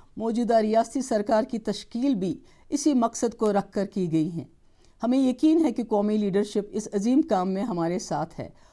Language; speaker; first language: Hindi; non-native, local second language; Kashmiri